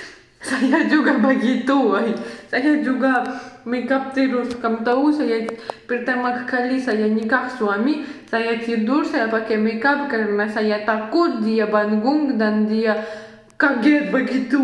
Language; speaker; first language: Indonesian; non-native, learner; Russian